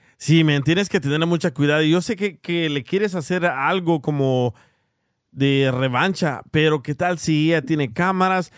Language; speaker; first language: Spanish; early bilingual, heritage; Spanish